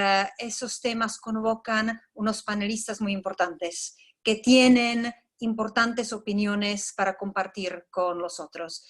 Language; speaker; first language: Spanish; non-native, fluent; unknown